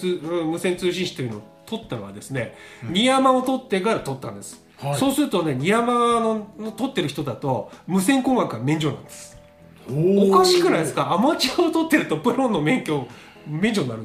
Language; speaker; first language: Japanese; native; Japanese